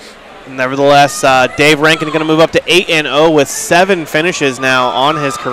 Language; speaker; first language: English; native; English